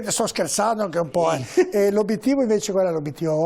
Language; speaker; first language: Italian; native; Italian